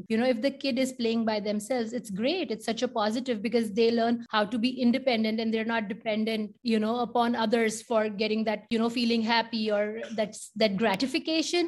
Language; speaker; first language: English; non-native, local second language; Hindi